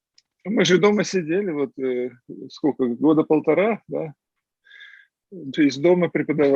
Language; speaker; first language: Russian; native; Russian